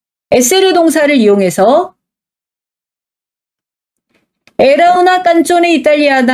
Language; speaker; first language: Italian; non-native, fluent; Korean